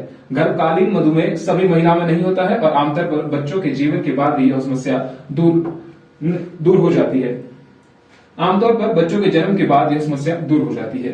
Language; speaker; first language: Hindi; native; Hindi